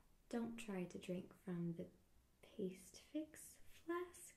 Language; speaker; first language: English; native; English